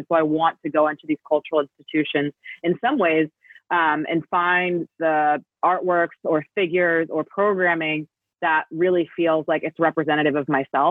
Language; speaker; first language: English; native; English